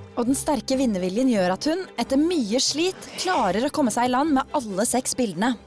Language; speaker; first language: Norwegian; native; Norwegian